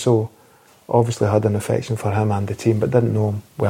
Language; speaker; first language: English; native; English